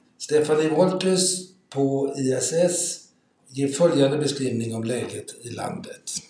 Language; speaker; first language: Swedish; native; Swedish